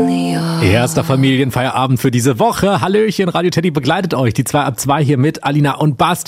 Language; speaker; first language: German; native; German